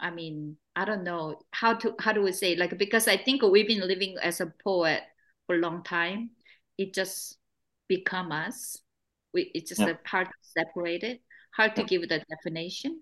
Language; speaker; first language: English; non-native, fluent; Korean